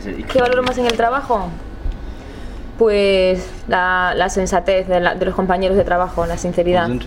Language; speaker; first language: Spanish; native; Spanish